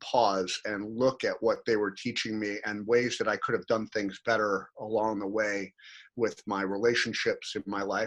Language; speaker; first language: English; native; English